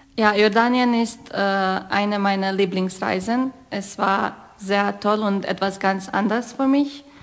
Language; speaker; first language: German; non-native, fluent; Croatian